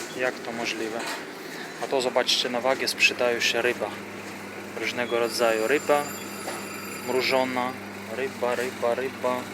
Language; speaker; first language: Polish; non-native, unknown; Ukrainian